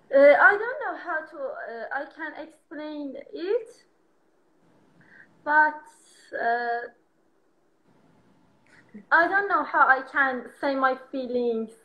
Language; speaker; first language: English; non-native, learner; Persian